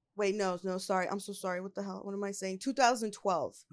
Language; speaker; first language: English; native; English